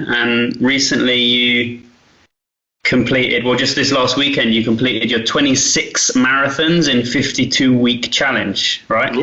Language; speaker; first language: English; native; English